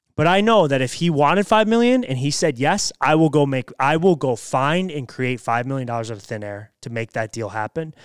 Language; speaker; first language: English; native; English